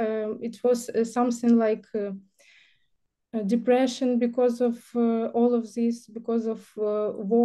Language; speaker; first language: English; non-native, learner; Ukrainian